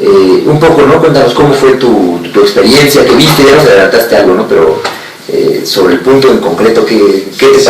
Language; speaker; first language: Spanish; native; Spanish